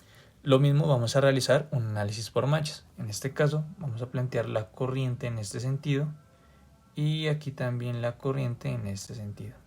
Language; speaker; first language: Spanish; native; Spanish